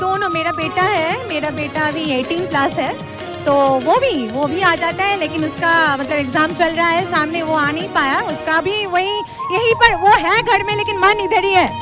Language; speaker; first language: Hindi; non-native, local second language; Bangla